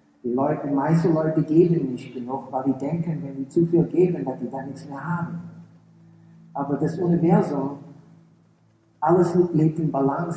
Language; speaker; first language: German; early bilingual, heritage; English